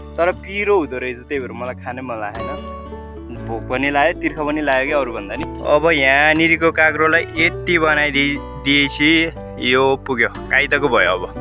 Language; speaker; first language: Nepali; non-native, local second language; Eastern Tamang